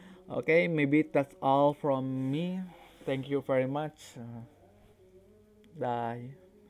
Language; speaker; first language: English; non-native, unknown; Indonesian